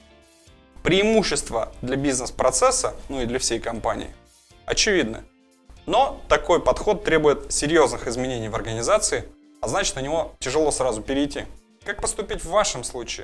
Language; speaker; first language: Russian; native; Russian